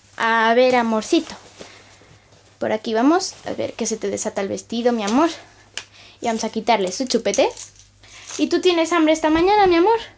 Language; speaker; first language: Spanish; native; Spanish